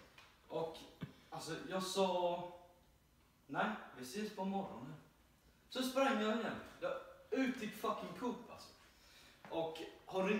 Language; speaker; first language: Swedish; non-native, learner; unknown